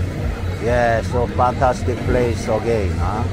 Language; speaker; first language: English; non-native, learner; Korean